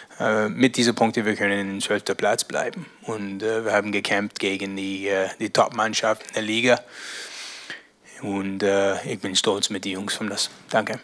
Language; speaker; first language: German; non-native, learner; English